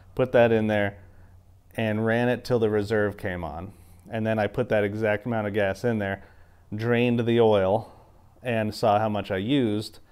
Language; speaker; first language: English; native; English